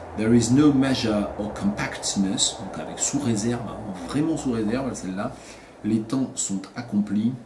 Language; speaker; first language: French; native; French